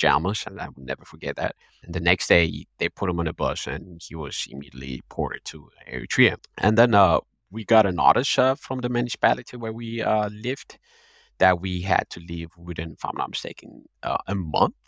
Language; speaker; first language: English; non-native, fluent; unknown